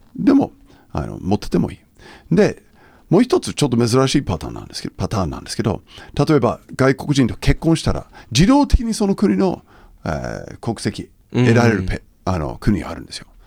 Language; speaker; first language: Japanese; non-native, fluent; English